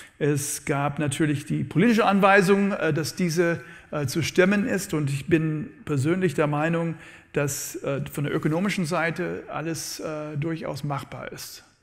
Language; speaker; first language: German; non-native, fluent; English